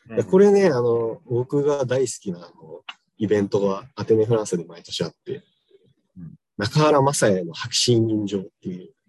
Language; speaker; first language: Japanese; native; Japanese